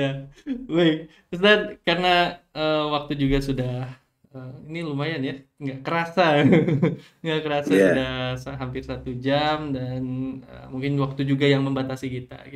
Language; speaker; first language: Indonesian; native; Indonesian